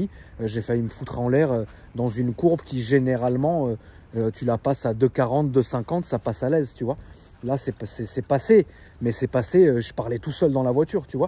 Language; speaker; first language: French; native; French